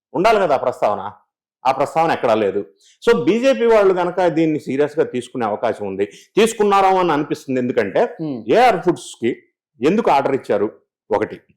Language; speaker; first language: Telugu; native; Telugu